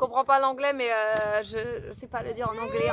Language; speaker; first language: French; native; French